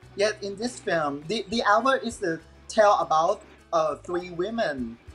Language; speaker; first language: English; non-native, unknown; Thai